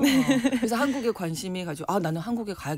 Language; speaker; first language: Korean; native; Korean